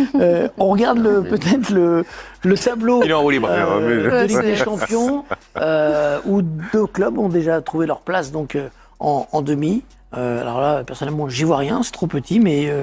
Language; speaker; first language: French; native; French